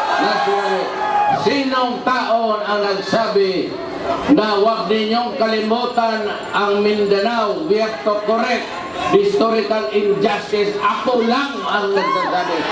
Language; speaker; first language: Filipino; non-native, local second language; Cebuano